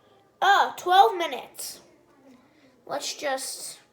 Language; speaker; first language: English; native; English